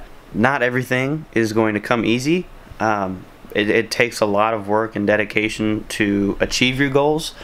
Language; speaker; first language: English; native; English